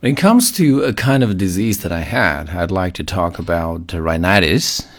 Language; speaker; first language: English; non-native, fluent; Chinese